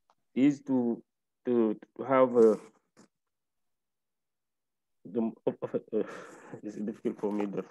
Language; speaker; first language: English; non-native, learner; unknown